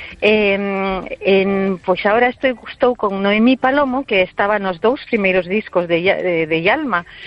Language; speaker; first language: Galician; early bilingual, heritage; Galician